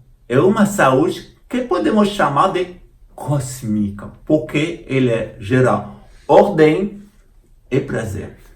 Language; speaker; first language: Portuguese; non-native, fluent; French